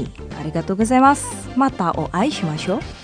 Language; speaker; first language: Japanese; non-native, fluent; Indonesian